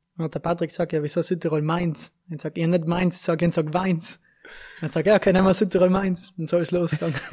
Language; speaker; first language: German; native; German